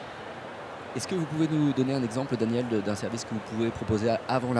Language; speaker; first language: French; native; French